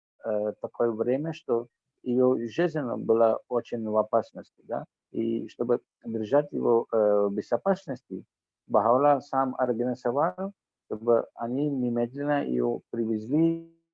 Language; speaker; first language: Russian; non-native, fluent; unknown